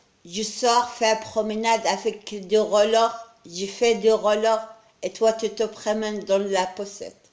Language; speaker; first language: French; non-native, learner; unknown